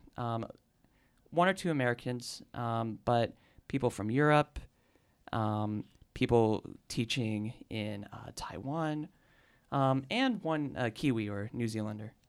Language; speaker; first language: English; native; English